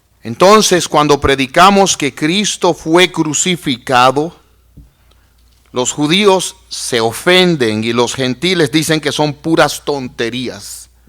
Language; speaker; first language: Spanish; native; Spanish